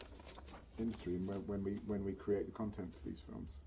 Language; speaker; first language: English; native; English